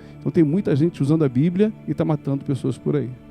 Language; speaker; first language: Portuguese; native; Portuguese